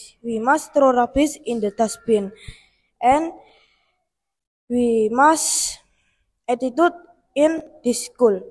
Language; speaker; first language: English; non-native, learner; Indonesian